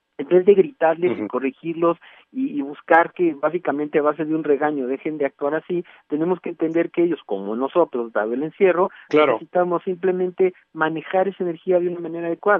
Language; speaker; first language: Spanish; native; Spanish